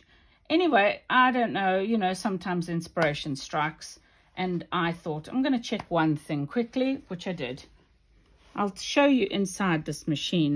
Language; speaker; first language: English; native; English